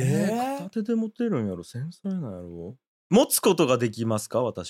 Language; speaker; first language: Japanese; native; Japanese